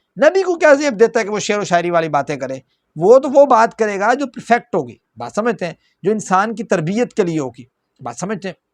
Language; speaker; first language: Urdu; non-native, local second language; Punjabi